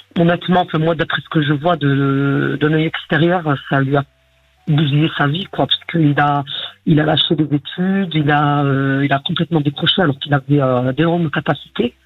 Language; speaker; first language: French; early bilingual, other home language; Arabic